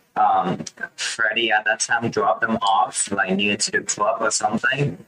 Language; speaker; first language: English; non-native, learner; Vietnamese